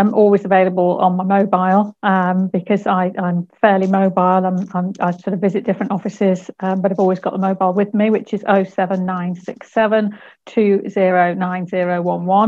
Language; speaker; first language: English; native; English